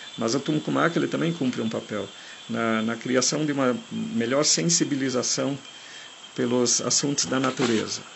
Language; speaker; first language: Portuguese; non-native, fluent; German